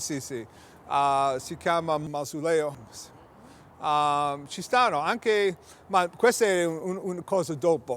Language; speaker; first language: Italian; early bilingual, heritage; English